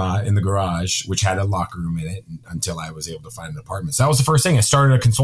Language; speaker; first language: English; native; English